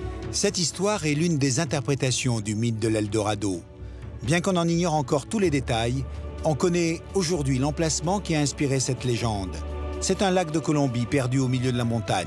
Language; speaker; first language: French; native; French